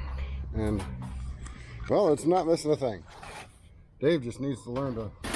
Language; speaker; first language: English; native; English